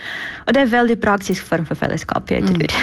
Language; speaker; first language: Norwegian; non-native, fluent; Ukrainian